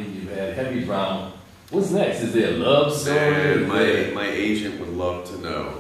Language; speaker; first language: English; native; English